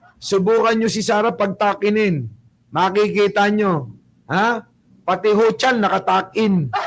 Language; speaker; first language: Filipino; non-native, local second language; Pangasinan